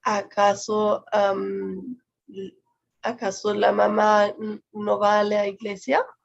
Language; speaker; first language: Spanish; non-native, fluent; German